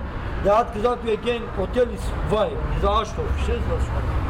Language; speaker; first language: German; non-native, learner; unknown